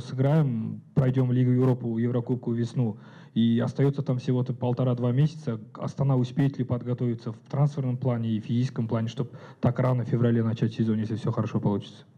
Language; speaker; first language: Russian; native; Russian